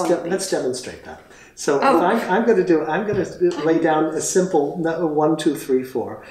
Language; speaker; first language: English; native; English